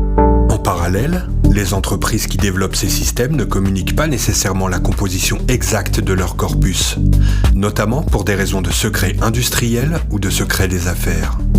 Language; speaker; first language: French; native; French